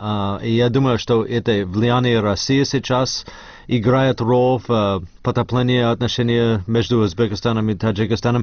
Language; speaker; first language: Russian; non-native, fluent; English